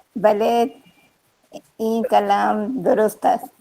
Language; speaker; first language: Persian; non-native, learner; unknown